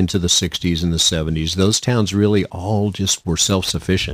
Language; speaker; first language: English; native; English